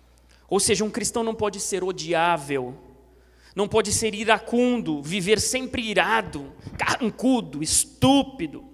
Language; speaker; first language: Portuguese; native; Portuguese